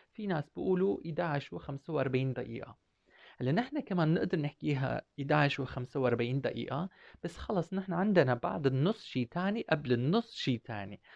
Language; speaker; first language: Arabic; non-native, fluent; Turkish